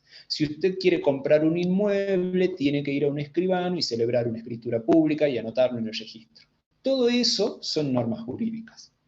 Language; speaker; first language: Spanish; native; Spanish